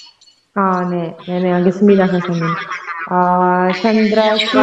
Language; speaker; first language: Korean; non-native, learner; Indonesian